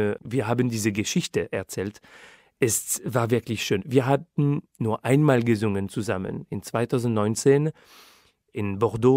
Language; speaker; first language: German; non-native, fluent; French